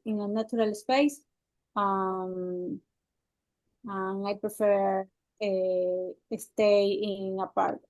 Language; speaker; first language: English; non-native, learner; Spanish